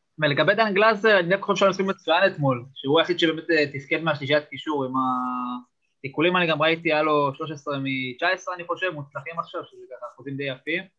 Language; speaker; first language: Hebrew; native; Hebrew